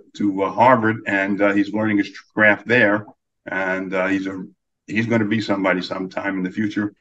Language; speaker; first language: English; native; English